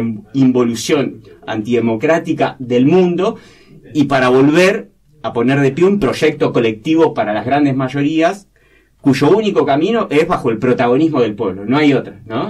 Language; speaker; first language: Spanish; native; Spanish